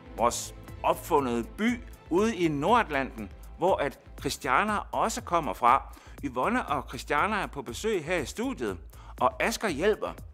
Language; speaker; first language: Danish; native; Danish